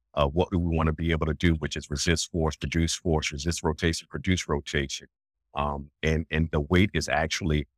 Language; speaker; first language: English; native; English